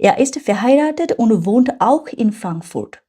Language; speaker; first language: German; non-native, fluent; Bangla